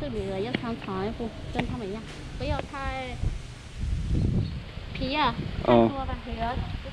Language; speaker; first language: Chinese; non-native, learner; Vietnamese